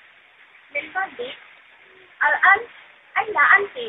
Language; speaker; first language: Arabic; non-native, learner; Malay